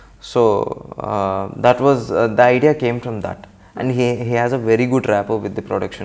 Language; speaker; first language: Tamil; non-native, local second language; Telugu